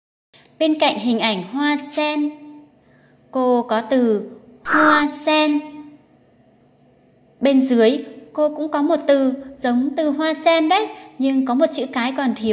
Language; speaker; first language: Vietnamese; native; Vietnamese